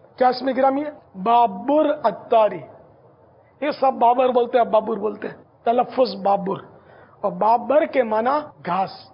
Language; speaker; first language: Urdu; non-native, local second language; Memoni